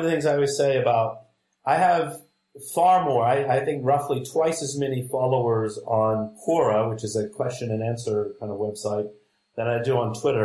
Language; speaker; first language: English; native; English